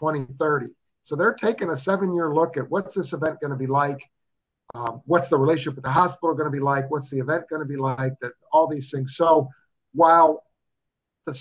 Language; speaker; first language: English; native; English